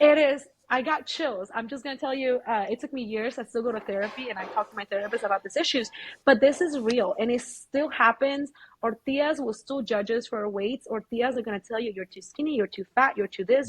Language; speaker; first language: English; early bilingual, other home language; Spanish